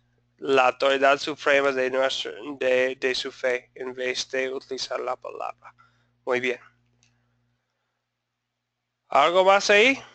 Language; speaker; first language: Spanish; non-native, fluent; English